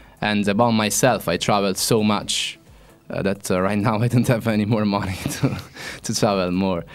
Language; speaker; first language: English; non-native, fluent; Italian